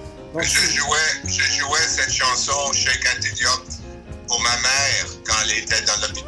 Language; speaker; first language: French; early bilingual, other home language; English